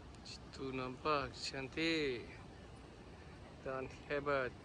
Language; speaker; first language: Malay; non-native, learner; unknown